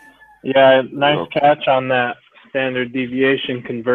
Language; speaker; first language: English; native; English